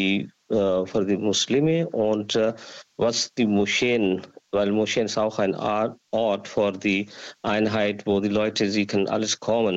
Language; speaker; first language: German; non-native, learner; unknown